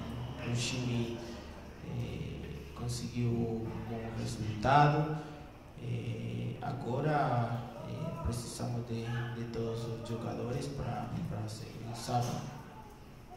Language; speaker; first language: Portuguese; non-native, learner; Spanish